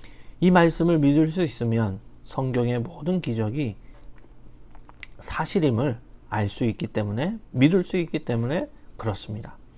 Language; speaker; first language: Korean; native; Korean